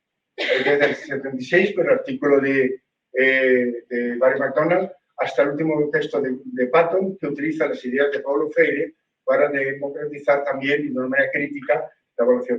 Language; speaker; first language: Spanish; native; Spanish